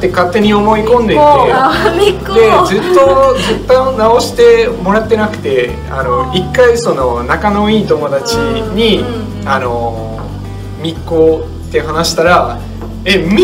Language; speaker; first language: Japanese; non-native, fluent; Dutch